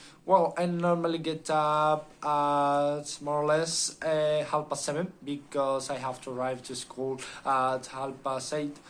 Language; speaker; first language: English; non-native, learner; Spanish